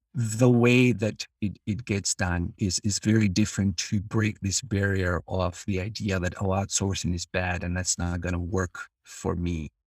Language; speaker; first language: English; non-native, fluent; Albanian